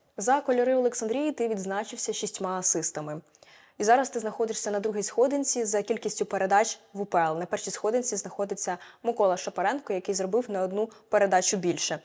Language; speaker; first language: Ukrainian; native; Ukrainian